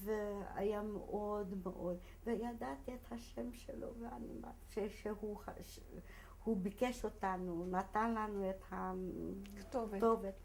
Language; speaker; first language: Hebrew; non-native, fluent; Hungarian